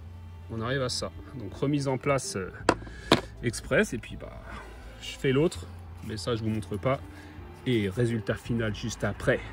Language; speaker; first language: French; native; French